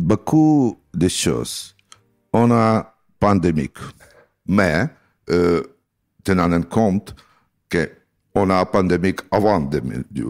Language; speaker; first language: French; non-native, learner; Russian